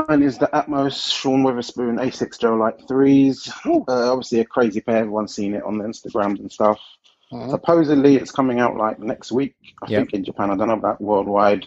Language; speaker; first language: English; native; English